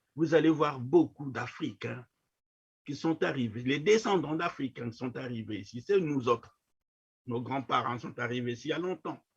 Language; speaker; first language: French; non-native, local second language; Kongo